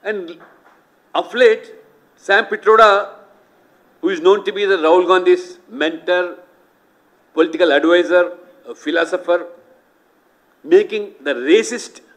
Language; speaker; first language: English; non-native, local second language; Telugu